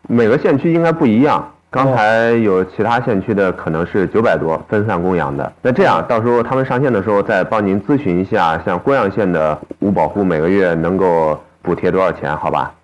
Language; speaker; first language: Chinese; native; Chinese